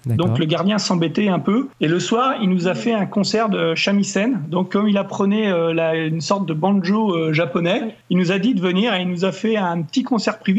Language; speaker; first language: French; native; French